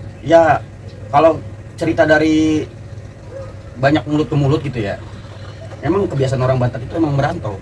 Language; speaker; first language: Indonesian; native; Indonesian